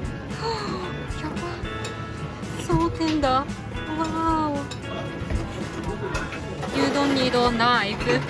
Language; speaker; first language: English; non-native, learner; Japanese